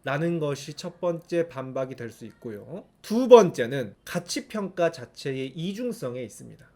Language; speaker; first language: Korean; native; Korean